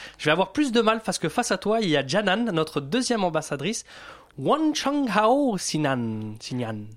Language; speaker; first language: French; native; French